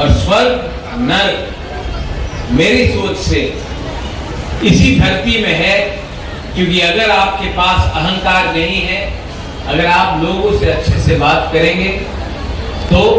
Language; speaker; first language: Hindi; non-native, local second language; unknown